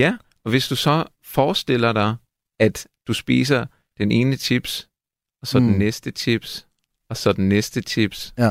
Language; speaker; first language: Danish; non-native, fluent; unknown